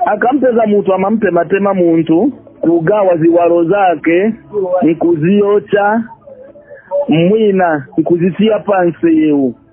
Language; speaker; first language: Nyanja; non-native, fluent; Swahili